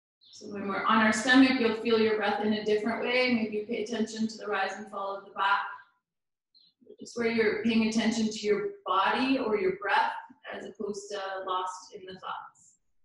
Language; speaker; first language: English; native; English